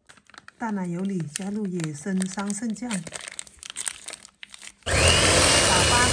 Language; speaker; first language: Chinese; native; Chinese